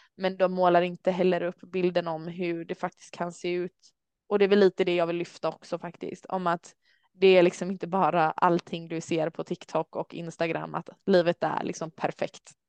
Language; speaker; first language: Swedish; early bilingual, other home language; Albanian